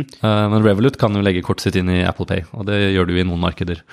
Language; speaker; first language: Norwegian; native; Norwegian